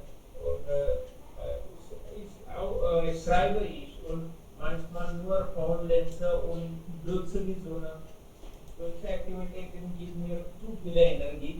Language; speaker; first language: German; non-native, learner; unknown